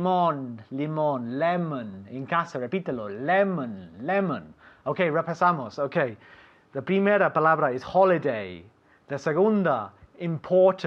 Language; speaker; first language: Spanish; non-native, fluent; English